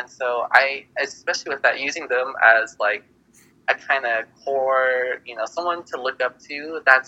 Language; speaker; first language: English; native; English